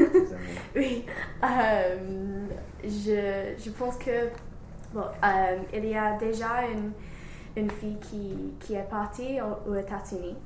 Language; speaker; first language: French; non-native, learner; English